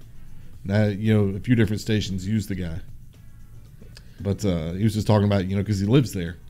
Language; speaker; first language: English; native; English